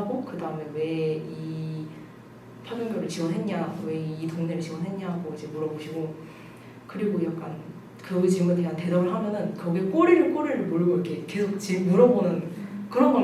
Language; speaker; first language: Korean; native; Korean